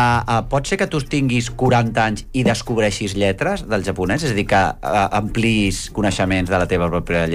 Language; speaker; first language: Catalan; native; Catalan